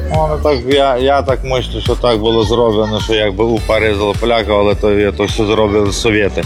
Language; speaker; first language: Polish; non-native, learner; Ukrainian